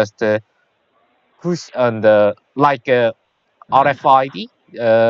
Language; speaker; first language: English; non-native, learner; Korean